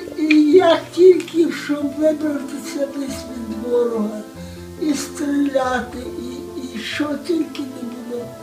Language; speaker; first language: Ukrainian; native; Ukrainian